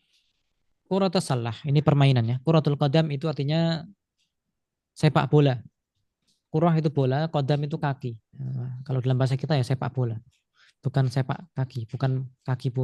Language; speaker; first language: Indonesian; native; Indonesian